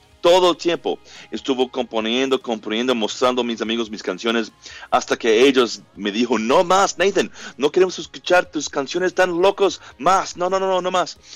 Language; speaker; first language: Spanish; non-native, learner; English